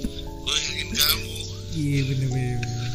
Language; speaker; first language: Indonesian; native; Indonesian